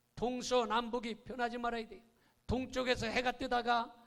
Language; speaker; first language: Korean; native; Korean